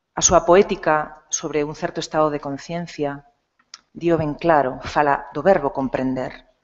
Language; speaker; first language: Galician; non-native, local second language; Spanish